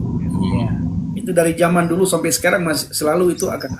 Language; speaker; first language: Indonesian; native; Indonesian